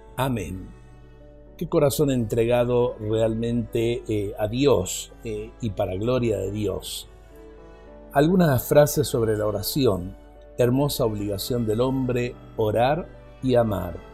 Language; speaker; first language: Spanish; native; Spanish